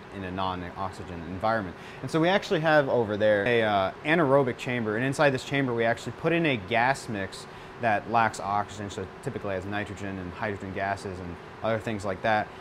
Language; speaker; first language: English; native; English